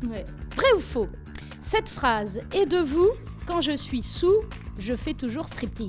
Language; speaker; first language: French; native; French